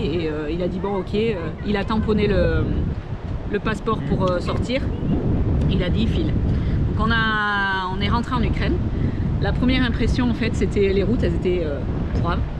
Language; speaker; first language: French; native; French